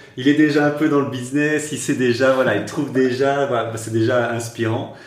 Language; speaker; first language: French; native; French